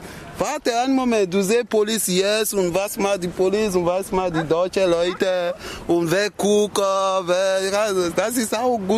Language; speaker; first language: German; non-native, learner; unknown